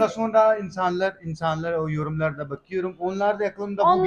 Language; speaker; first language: Turkish; non-native, learner; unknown